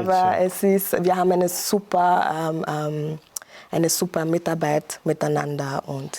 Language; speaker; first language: German; non-native, fluent; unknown